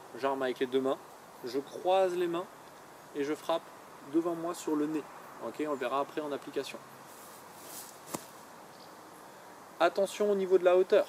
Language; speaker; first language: French; native; French